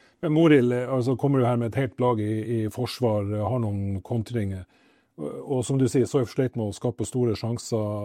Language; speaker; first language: Norwegian; native; Norwegian